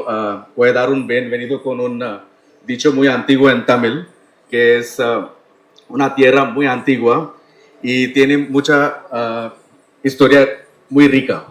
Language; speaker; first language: Spanish; non-native, learner; Tamil